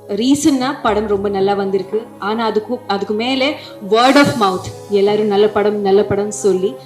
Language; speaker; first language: Tamil; non-native, fluent; Malayalam